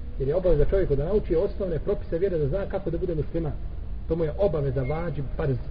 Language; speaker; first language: Bosnian; native; Bosnian